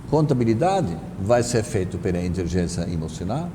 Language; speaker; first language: Portuguese; non-native, fluent; German